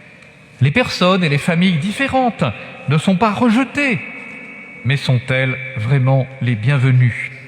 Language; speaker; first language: French; native; French